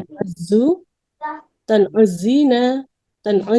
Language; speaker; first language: Arabic; non-native, learner; Indonesian